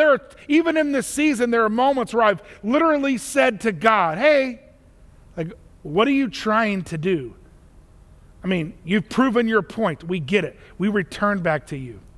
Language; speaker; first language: English; native; English